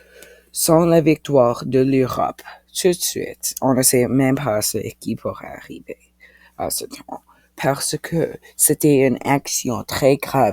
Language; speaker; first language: French; non-native, local second language; English